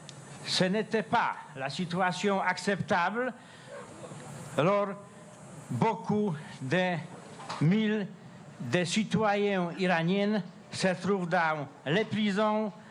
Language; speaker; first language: French; non-native, fluent; Polish